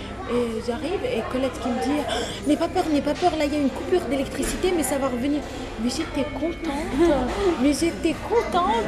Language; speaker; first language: French; non-native, local second language; Arabic